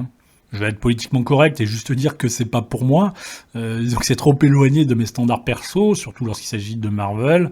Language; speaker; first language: French; native; French